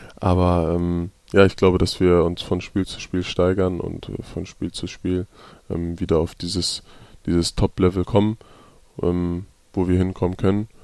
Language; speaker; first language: German; native; German